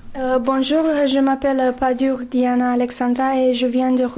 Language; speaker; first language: French; non-native, learner; Romanian